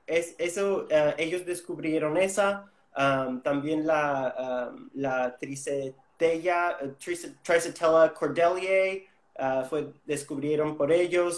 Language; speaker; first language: Spanish; non-native, fluent; English